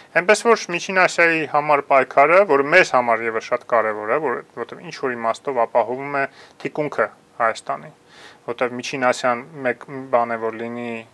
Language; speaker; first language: Armenian; native; Armenian